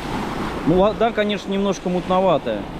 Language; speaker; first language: Russian; native; Russian